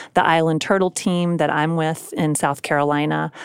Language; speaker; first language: English; native; English